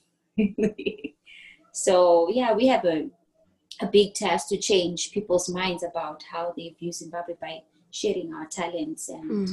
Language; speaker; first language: English; non-native, local second language; Shona